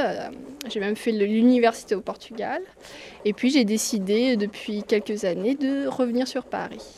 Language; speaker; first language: French; early bilingual, other home language; Portuguese